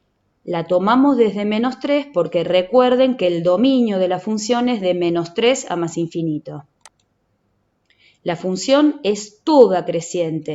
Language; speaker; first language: Spanish; native; Spanish